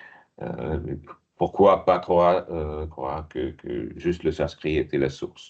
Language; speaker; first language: French; non-native, fluent; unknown